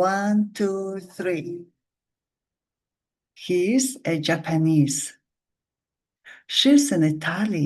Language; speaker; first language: English; non-native, fluent; Mongolian